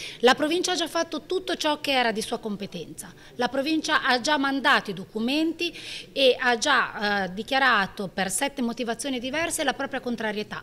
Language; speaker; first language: Italian; native; Italian